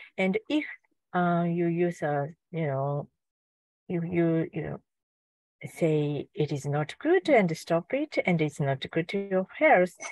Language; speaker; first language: English; non-native, learner; Japanese